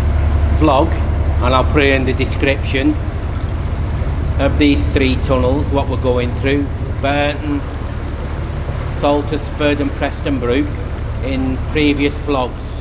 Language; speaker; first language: English; native; English